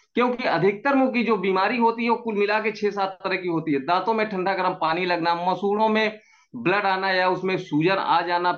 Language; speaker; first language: Hindi; native; Hindi